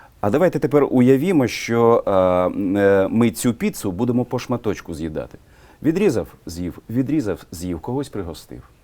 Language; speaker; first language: Ukrainian; non-native, local second language; Russian